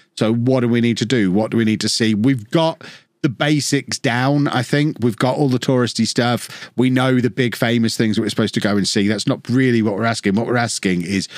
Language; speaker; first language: English; native; English